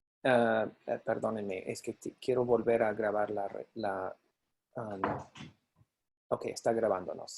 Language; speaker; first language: Spanish; non-native, fluent; English